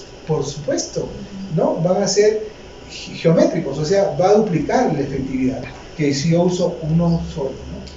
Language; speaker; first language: Spanish; native; Spanish